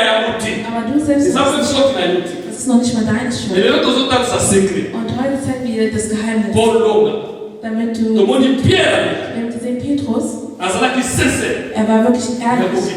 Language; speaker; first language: German; non-native, fluent; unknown